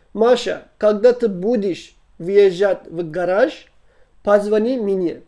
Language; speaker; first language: Russian; non-native, learner; Turkish